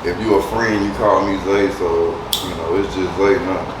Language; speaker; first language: English; native; English